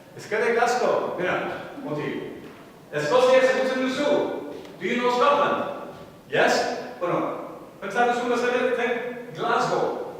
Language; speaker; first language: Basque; non-native, fluent; Irish